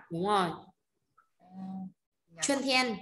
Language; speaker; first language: Vietnamese; native; Vietnamese